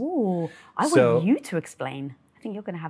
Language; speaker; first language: English; native; English